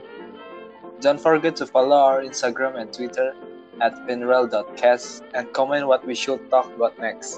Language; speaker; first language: English; non-native, fluent; Indonesian